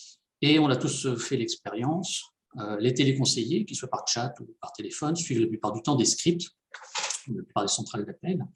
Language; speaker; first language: French; native; French